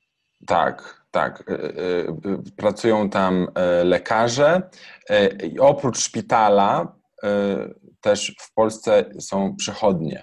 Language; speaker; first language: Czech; non-native, learner; Polish